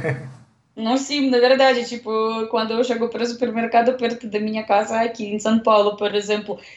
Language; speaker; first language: Portuguese; non-native, fluent; Russian